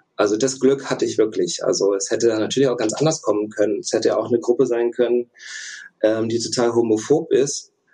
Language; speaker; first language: German; early bilingual, other home language; Russian